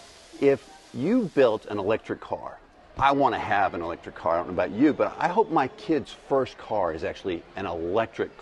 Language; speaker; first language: English; native; English